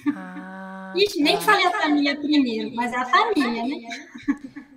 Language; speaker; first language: Portuguese; non-native, fluent; French